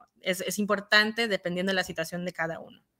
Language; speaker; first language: Spanish; early bilingual, heritage; Spanish